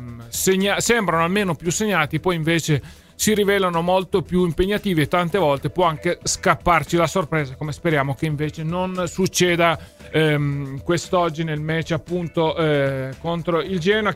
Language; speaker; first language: Italian; native; Italian